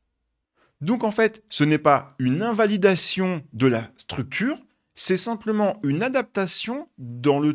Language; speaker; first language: French; native; French